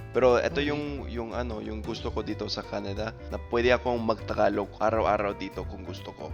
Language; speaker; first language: Filipino; non-native, fluent; English